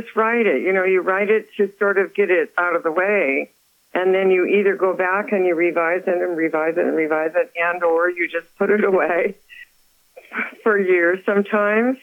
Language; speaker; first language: English; native; English